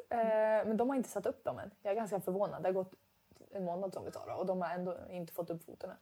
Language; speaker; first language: Swedish; native; Swedish